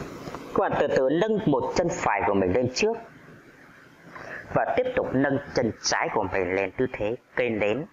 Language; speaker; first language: Vietnamese; native; Vietnamese